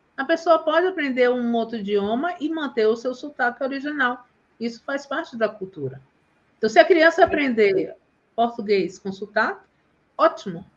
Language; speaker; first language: Portuguese; native; Portuguese